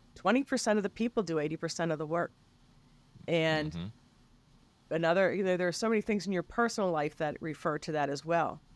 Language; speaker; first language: English; native; English